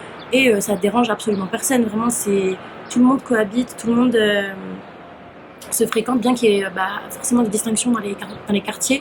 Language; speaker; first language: French; native; French